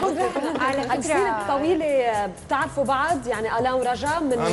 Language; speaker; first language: Arabic; native; Arabic